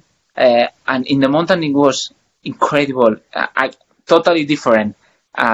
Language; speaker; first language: English; non-native, fluent; Spanish